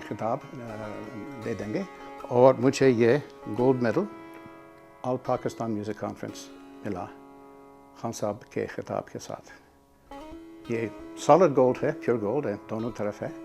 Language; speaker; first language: Urdu; non-native, fluent; English